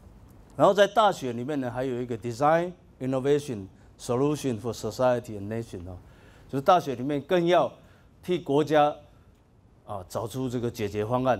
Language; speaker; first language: Chinese; native; Chinese